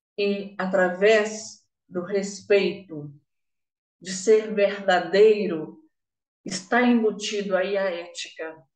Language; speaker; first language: Portuguese; native; Portuguese